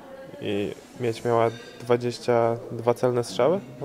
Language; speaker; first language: Polish; native; Polish